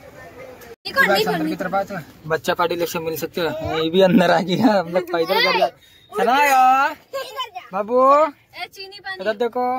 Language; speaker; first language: Hindi; non-native, local second language; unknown